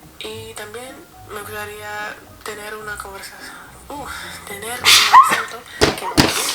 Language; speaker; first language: Spanish; non-native, fluent; English